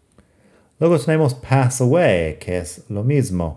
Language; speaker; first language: Spanish; non-native, fluent; English